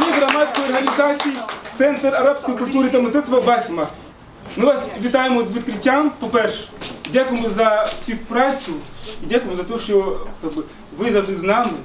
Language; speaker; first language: Ukrainian; non-native, fluent; Arabic